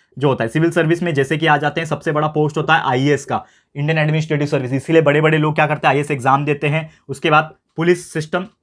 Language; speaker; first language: Hindi; native; Hindi